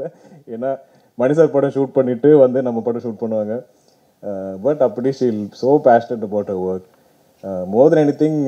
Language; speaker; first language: Tamil; non-native, local second language; Malayalam